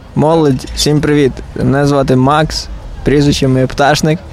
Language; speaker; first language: Ukrainian; native; Ukrainian